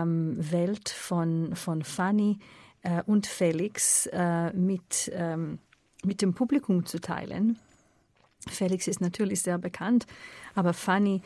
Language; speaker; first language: German; non-native, fluent; Hebrew